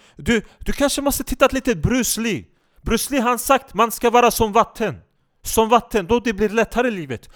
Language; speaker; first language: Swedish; non-native, fluent; Turkish